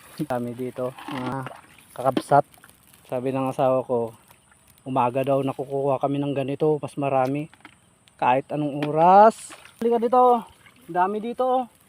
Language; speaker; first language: Filipino; non-native, local second language; Iloko